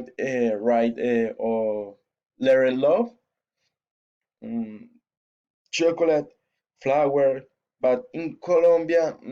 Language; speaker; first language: English; non-native, learner; Spanish